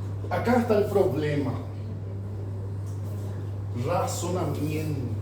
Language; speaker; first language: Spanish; non-native, fluent; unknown